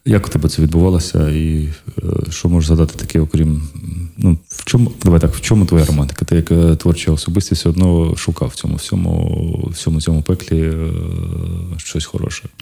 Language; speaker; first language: Ukrainian; non-native, local second language; Russian